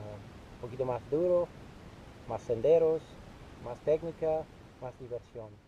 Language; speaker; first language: Spanish; non-native, fluent; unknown